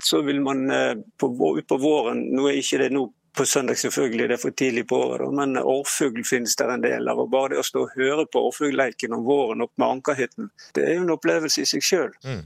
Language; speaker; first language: Norwegian; native; Norwegian